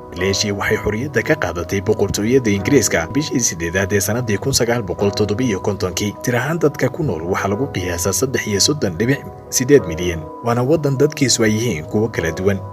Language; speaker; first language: Somali; native; Somali